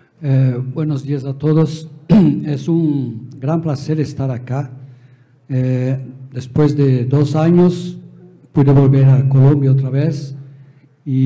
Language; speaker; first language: Spanish; non-native, fluent; Portuguese